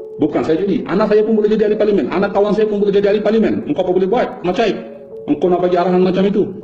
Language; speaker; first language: Malay; non-native, fluent; Bangla